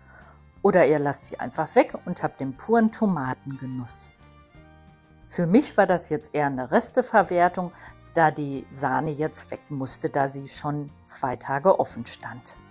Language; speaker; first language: German; native; German